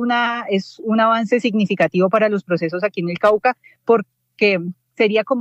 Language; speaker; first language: Spanish; native; Spanish